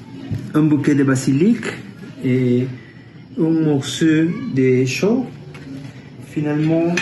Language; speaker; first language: French; non-native, learner; Spanish